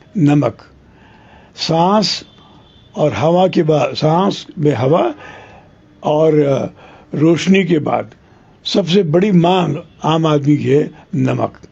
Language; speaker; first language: Hindi; non-native, local second language; Telugu